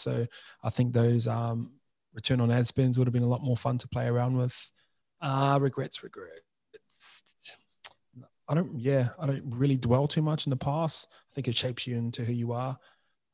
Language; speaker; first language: English; native; English